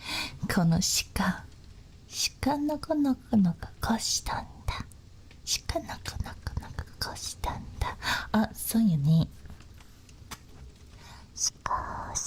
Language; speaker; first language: Japanese; non-native, learner; English